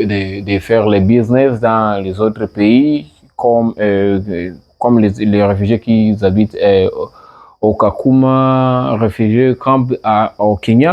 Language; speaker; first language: French; non-native, learner; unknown